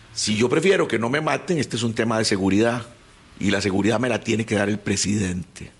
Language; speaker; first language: Spanish; native; Spanish